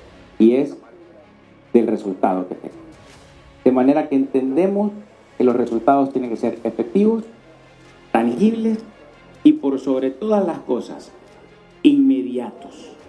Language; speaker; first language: Spanish; native; Spanish